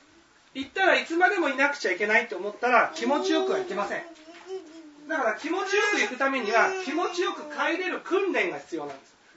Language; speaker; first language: Japanese; native; Japanese